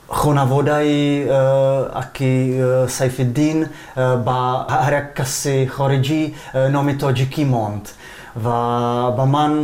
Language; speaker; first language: Persian; non-native, fluent; Czech